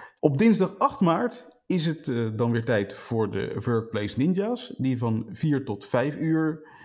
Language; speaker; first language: Dutch; native; Dutch